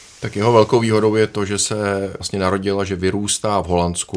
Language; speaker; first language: Czech; native; Czech